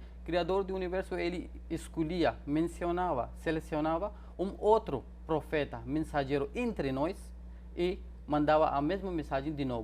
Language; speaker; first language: Portuguese; non-native, fluent; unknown